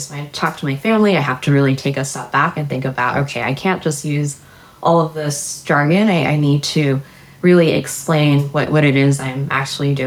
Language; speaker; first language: English; native; English